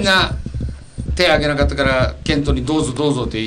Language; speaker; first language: Japanese; native; Japanese